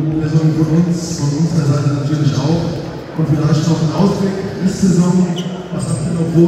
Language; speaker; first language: German; native; German